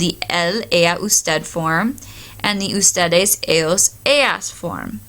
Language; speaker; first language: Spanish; non-native, fluent; English